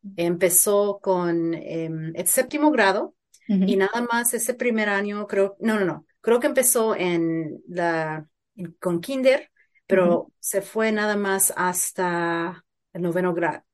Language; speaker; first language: Spanish; early bilingual, heritage; Spanish